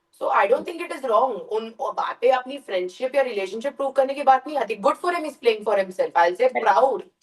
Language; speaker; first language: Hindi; early bilingual, heritage; Hindi